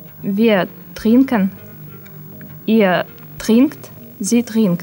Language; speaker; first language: German; non-native, learner; Russian